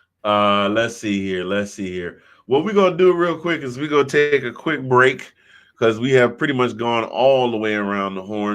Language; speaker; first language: English; native; English